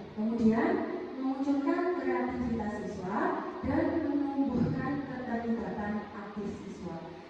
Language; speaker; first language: Indonesian; native; Indonesian